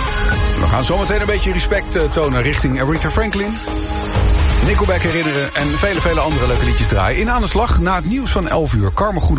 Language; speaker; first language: Dutch; native; Dutch